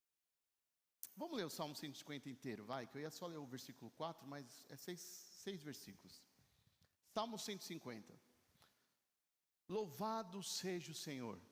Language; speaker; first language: Portuguese; native; Portuguese